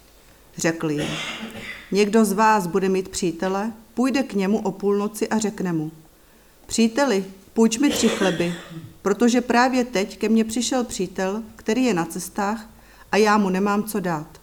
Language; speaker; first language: Czech; native; Czech